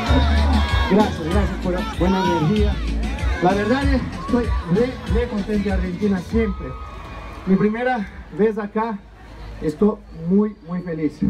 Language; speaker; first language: Spanish; non-native, fluent; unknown